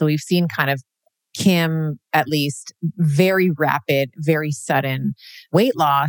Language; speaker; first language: English; native; English